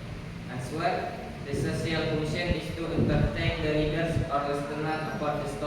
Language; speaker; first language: English; non-native, learner; Indonesian